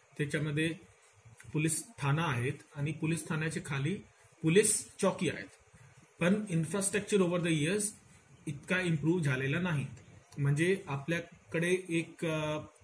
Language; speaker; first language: Marathi; non-native, local second language; Hindi